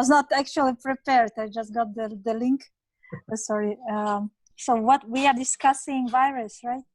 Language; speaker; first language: English; non-native, fluent; Russian